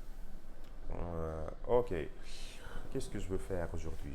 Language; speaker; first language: French; non-native, learner; Russian